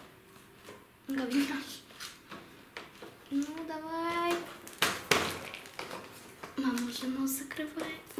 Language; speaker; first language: Russian; non-native, local second language; Lithuanian